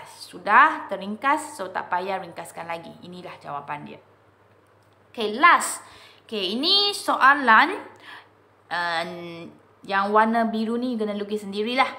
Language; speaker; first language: Malay; non-native, local second language; Chinese